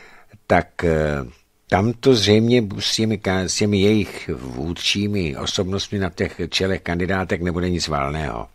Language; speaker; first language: Czech; native; Czech